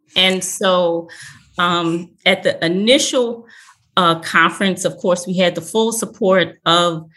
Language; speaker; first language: English; native; English